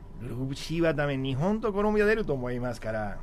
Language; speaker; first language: Japanese; non-native, fluent; Spanish